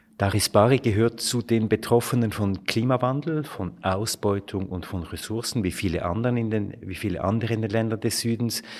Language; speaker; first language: German; native; German